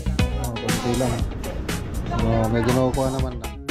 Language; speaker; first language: Filipino; native; Filipino